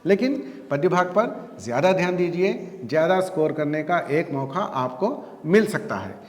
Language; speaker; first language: Hindi; non-native, local second language; Telugu